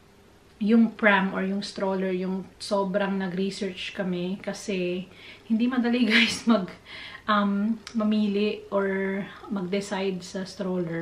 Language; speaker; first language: Filipino; native; Filipino